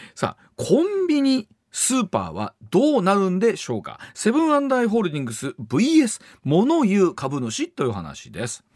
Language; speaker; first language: Japanese; native; Japanese